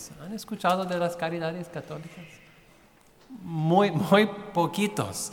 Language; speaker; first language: Spanish; non-native, fluent; English